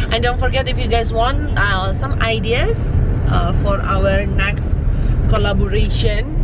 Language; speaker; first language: English; non-native, fluent; Indonesian